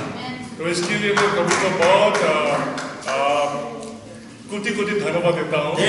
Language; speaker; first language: Hindi; non-native, local second language; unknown